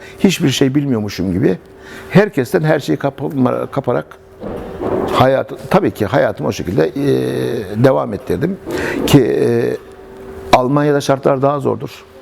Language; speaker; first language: Turkish; native; Turkish